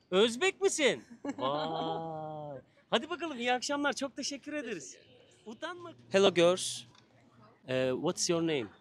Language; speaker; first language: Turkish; native; Turkish